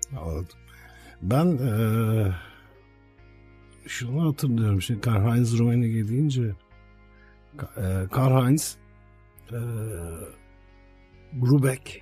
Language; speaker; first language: Turkish; native; Turkish